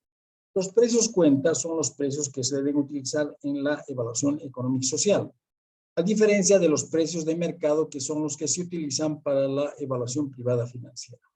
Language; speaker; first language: Spanish; native; Spanish